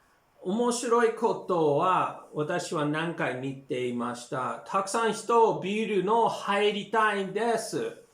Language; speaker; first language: Japanese; non-native, learner; English